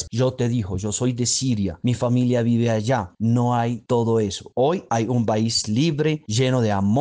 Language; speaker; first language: Spanish; non-native, fluent; Arabic